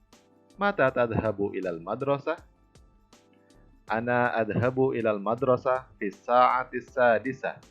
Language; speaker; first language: Arabic; non-native, fluent; Indonesian